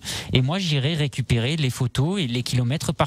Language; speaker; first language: French; native; French